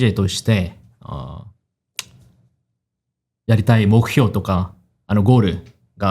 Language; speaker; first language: Japanese; non-native, fluent; Korean